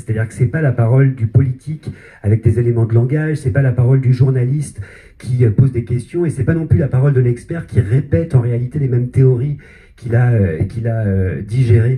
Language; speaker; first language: French; native; French